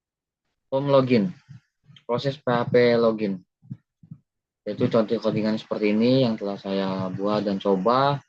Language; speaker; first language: Indonesian; native; Indonesian